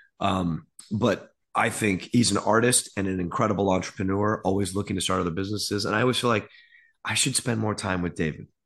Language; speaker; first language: English; early bilingual, other home language; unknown